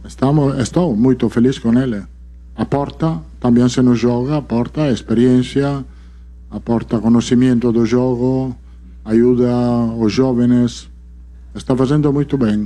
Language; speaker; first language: Portuguese; non-native, fluent; Italian